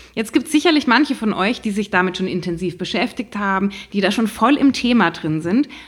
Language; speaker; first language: German; native; German